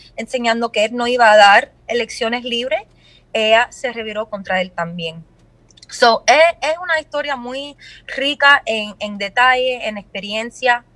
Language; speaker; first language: Spanish; early bilingual, heritage; Spanish